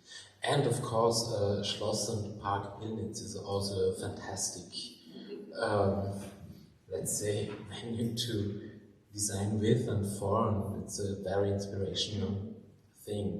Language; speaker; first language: English; non-native, fluent; German